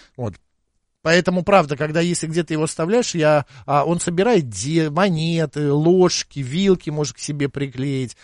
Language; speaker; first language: Russian; native; Russian